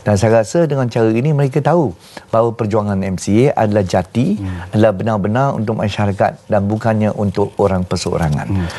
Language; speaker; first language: Malay; non-native, local second language; Chinese